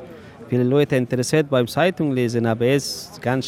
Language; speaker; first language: German; non-native, learner; Persian